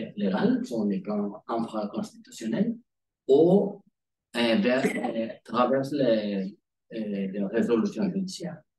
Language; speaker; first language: French; non-native, learner; Spanish